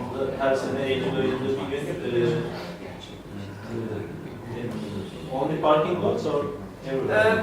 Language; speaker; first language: Turkish; native; Turkish